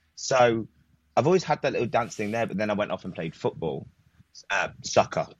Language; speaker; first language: English; native; English